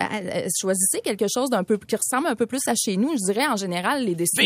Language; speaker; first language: French; native; French